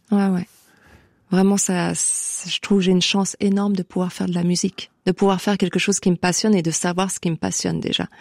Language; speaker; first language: French; native; French